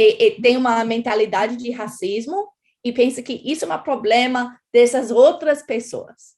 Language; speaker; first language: Portuguese; non-native, fluent; English